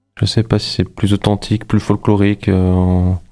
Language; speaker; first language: French; native; French